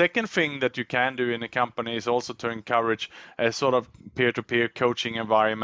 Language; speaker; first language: English; non-native, fluent; Swedish